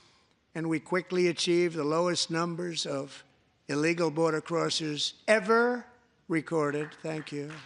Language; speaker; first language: English; native; English